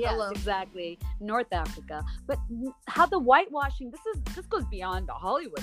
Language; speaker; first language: English; non-native, local second language; Bangla